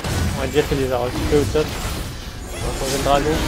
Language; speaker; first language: French; native; French